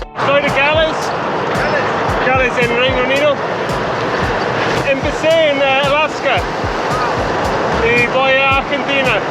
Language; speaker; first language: Spanish; non-native, learner; English